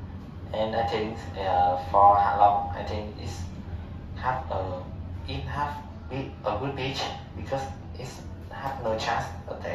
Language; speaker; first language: English; non-native, learner; Vietnamese